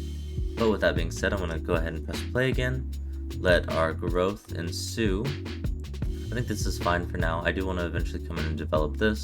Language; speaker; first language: English; native; English